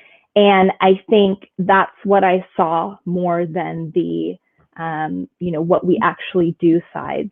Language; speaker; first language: English; native; English